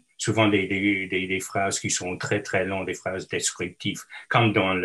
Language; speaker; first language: French; non-native, local second language; English